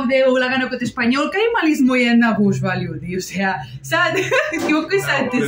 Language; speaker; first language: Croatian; non-native, learner; Spanish